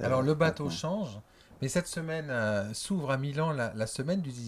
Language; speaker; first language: French; native; French